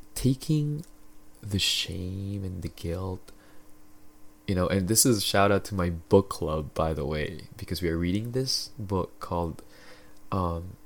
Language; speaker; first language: English; non-native, local second language; Filipino